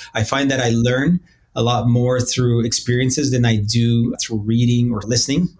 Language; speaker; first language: English; early bilingual, other home language; Portuguese